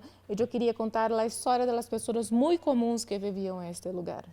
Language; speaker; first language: Spanish; non-native, learner; Portuguese